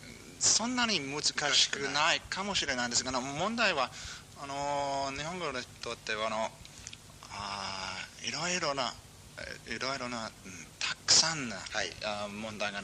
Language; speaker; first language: Japanese; non-native, learner; English